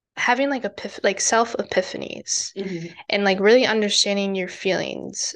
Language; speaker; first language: English; native; English